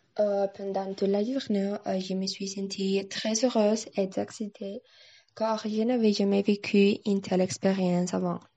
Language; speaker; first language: French; non-native, learner; Spanish